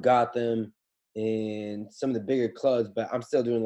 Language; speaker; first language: English; native; English